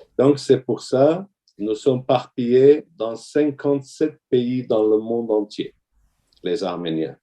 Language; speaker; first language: French; non-native, fluent; Armenian